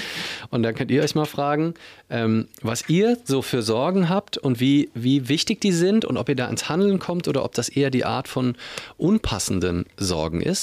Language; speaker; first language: German; native; German